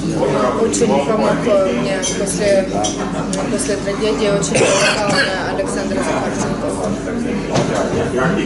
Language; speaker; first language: Russian; native; Russian